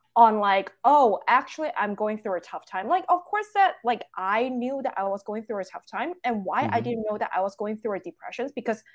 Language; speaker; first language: English; non-native, local second language; Cantonese